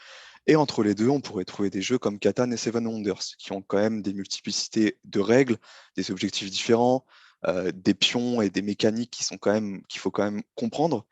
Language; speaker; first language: French; native; French